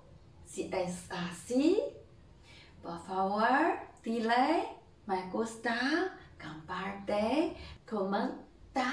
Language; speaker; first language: Spanish; non-native, learner; Chinese